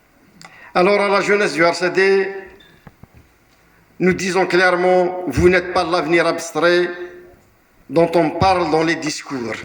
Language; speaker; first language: French; non-native, local second language; Kabyle